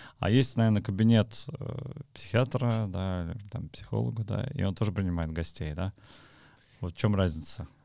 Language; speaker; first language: Russian; native; Russian